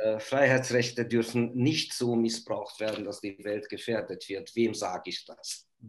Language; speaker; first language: German; non-native, fluent; Hungarian